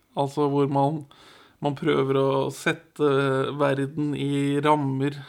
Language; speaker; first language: Norwegian; native; Norwegian